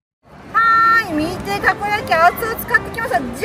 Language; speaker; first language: Japanese; native; Japanese